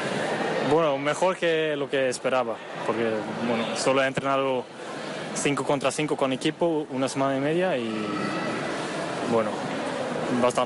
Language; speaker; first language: Spanish; non-native, fluent; Swedish